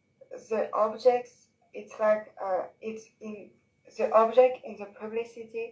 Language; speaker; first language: English; non-native, learner; French